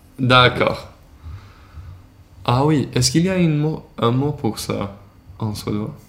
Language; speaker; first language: French; non-native, learner; Swedish